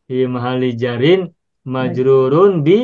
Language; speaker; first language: Arabic; non-native, fluent; Indonesian